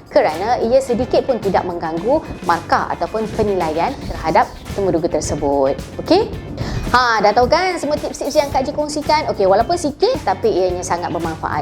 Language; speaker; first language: Malay; native; Malay